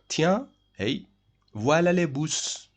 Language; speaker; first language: French; non-native, fluent; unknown